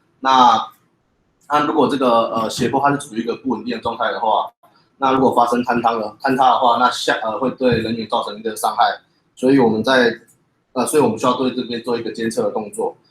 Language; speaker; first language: Chinese; native; Chinese